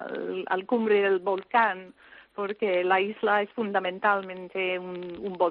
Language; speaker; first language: Spanish; non-native, fluent; English